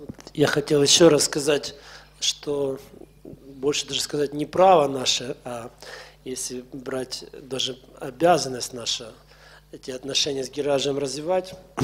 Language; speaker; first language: Russian; native; Russian